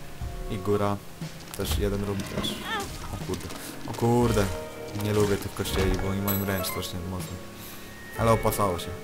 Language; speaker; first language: Polish; native; Polish